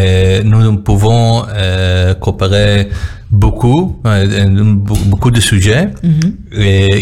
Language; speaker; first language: French; non-native, learner; Hebrew